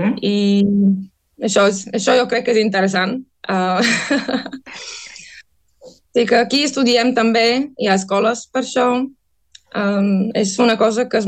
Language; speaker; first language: Catalan; non-native, fluent; Bulgarian